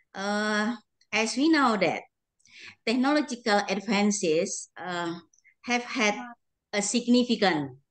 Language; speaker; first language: English; non-native, learner; Indonesian